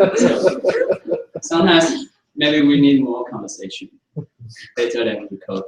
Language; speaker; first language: English; non-native, fluent; Chinese